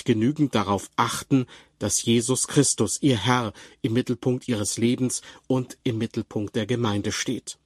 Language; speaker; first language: German; native; German